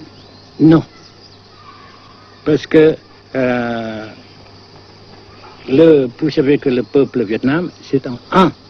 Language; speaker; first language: French; non-native, local second language; Vietnamese